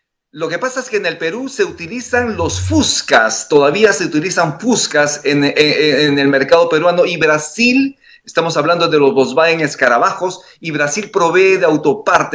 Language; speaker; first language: Spanish; native; Spanish